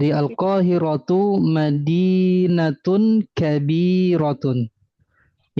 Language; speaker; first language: Arabic; non-native, fluent; Indonesian